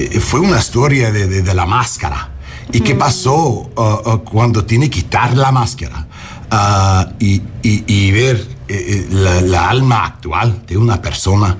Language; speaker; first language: Spanish; non-native, learner; English